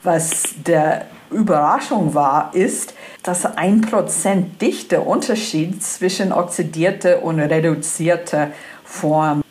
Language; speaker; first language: German; non-native, fluent; English